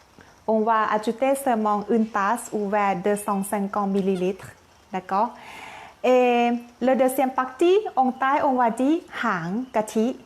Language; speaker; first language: French; non-native, learner; Thai